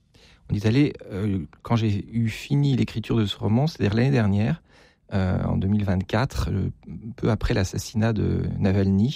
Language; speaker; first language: French; native; French